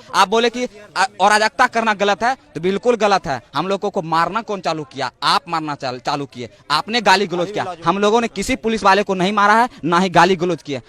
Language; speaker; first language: Hindi; native; Hindi